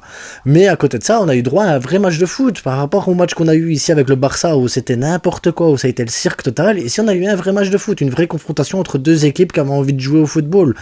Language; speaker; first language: French; native; French